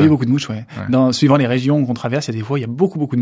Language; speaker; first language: French; native; French